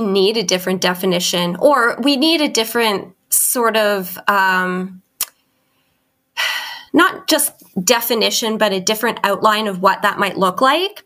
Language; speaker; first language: English; native; English